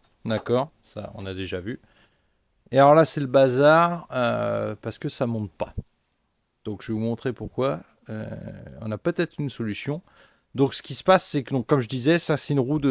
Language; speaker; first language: French; native; French